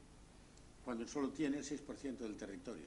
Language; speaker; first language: Spanish; native; Spanish